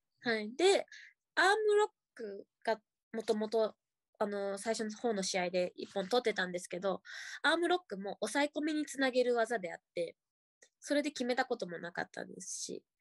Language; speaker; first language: Japanese; native; Japanese